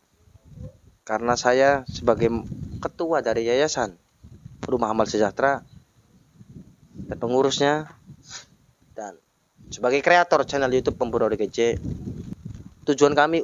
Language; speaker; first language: Indonesian; native; Indonesian